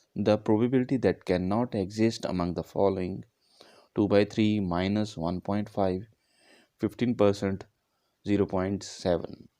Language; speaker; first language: English; non-native, local second language; Punjabi